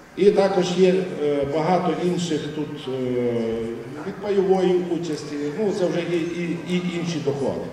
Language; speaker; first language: Ukrainian; native; Ukrainian